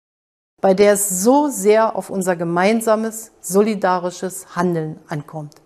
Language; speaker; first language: German; native; German